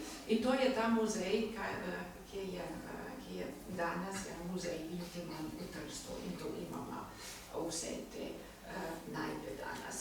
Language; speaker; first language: Slovenian; non-native, learner; German